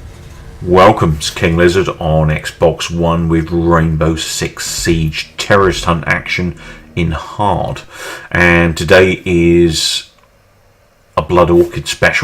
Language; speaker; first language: English; native; English